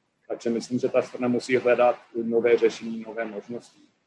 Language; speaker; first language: Czech; non-native, fluent; English